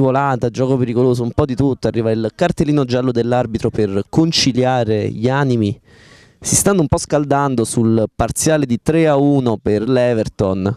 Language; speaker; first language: Italian; native; Italian